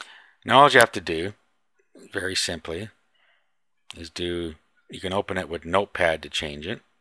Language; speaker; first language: English; native; English